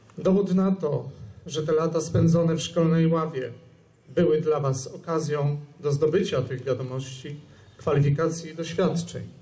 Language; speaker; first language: Polish; native; Polish